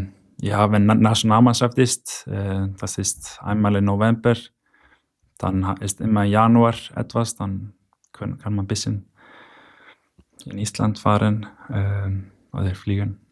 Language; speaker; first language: German; non-native, learner; Icelandic